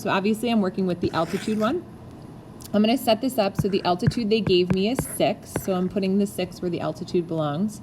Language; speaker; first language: English; native; English